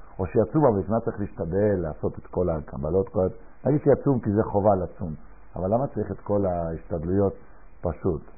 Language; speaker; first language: Hebrew; non-native, fluent; Spanish